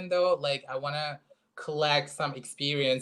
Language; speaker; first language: English; non-native, fluent; Indonesian